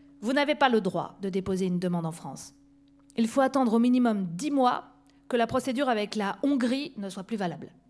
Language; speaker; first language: French; native; French